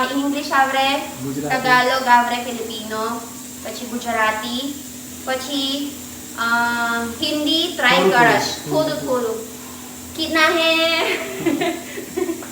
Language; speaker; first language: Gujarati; non-native, learner; Filipino